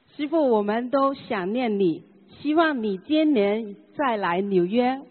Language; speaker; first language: Chinese; native; Chinese